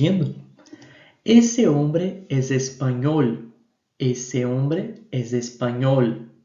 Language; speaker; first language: Spanish; non-native, fluent; Portuguese